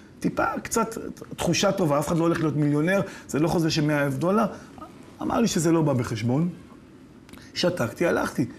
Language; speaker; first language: Hebrew; native; Hebrew